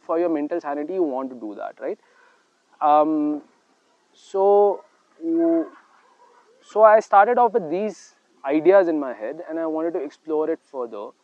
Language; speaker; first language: English; non-native, local second language; Hindi